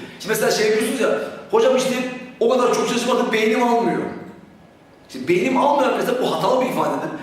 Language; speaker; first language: Turkish; native; Turkish